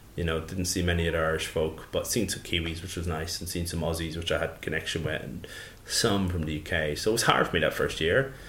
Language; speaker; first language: English; native; English